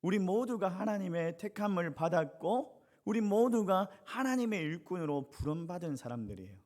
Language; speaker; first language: Korean; native; Korean